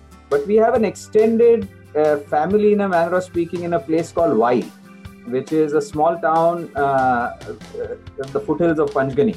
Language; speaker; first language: English; non-native, local second language; Marathi